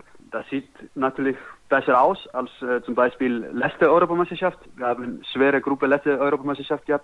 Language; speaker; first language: German; non-native, learner; Icelandic